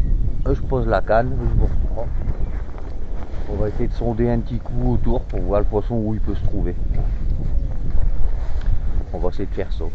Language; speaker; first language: French; native; French